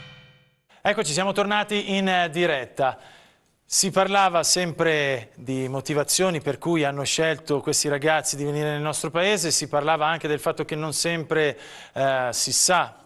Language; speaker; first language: Italian; native; Italian